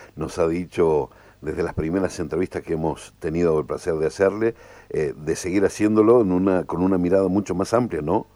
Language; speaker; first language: Spanish; native; Spanish